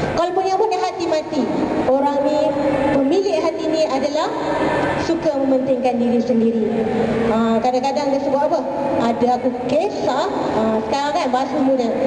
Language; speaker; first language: Malay; native; Malay